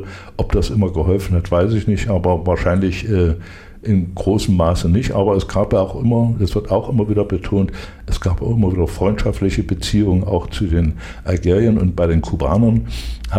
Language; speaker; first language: German; native; German